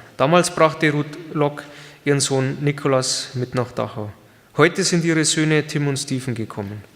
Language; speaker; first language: German; native; German